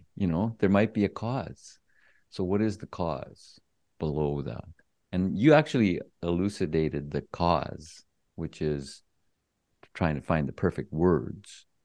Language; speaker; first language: English; native; English